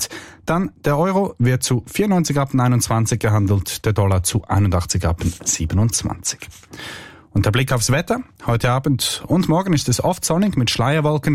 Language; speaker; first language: German; native; German